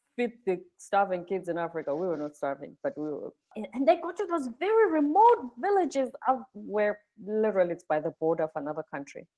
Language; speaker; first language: English; non-native, local second language; Zulu